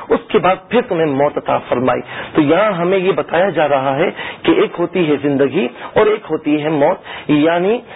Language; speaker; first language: Urdu; native; Urdu